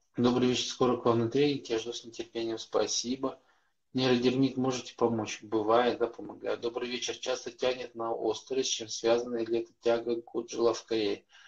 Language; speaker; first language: Russian; native; Russian